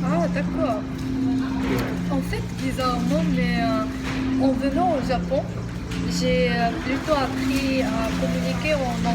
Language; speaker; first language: French; non-native, local second language; Arabic